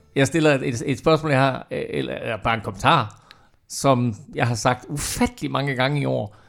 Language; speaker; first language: Danish; native; Danish